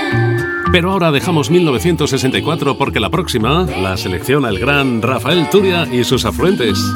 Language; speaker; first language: Spanish; native; Spanish